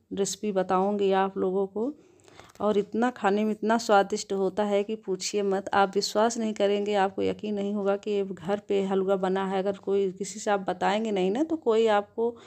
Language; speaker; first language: Hindi; native; Hindi